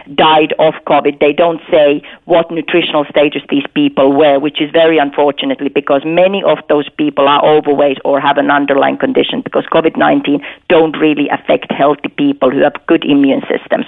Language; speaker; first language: English; non-native, fluent; Finnish